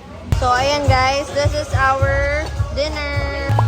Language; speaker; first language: English; non-native, local second language; Filipino